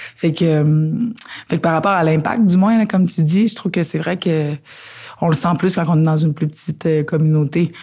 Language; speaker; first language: French; native; French